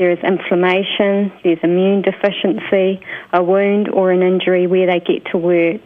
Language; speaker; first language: English; native; English